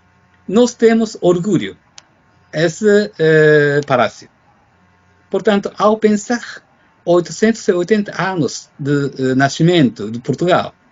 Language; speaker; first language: Portuguese; non-native, fluent; Japanese